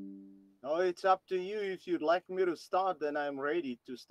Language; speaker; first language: English; non-native, fluent; Malagasy